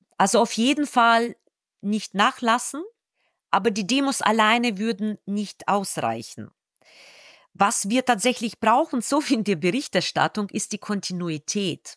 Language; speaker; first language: German; non-native, fluent; Russian